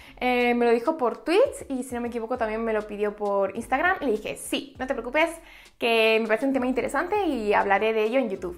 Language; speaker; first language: Spanish; native; Spanish